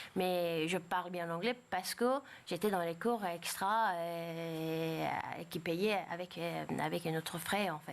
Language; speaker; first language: French; non-native, fluent; Persian